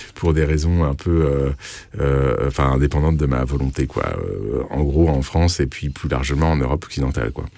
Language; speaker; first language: French; non-native, local second language; English